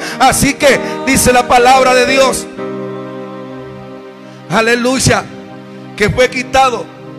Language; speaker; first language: Spanish; native; Spanish